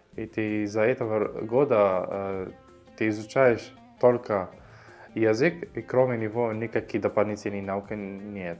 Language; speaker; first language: Russian; non-native, fluent; Arabic